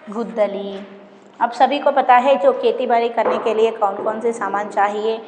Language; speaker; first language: Hindi; non-native, local second language; Kannada